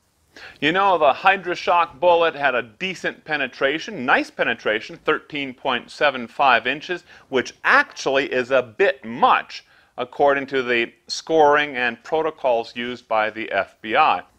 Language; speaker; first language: English; native; English